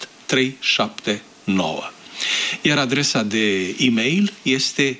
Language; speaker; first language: Romanian; native; Romanian